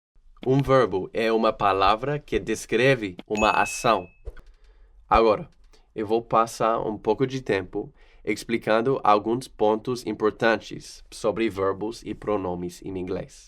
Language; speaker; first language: Portuguese; non-native, fluent; English